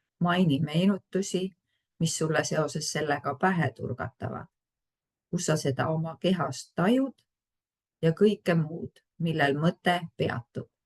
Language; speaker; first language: Estonian; native; Estonian